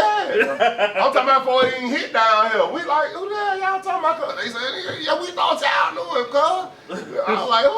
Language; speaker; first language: English; native; English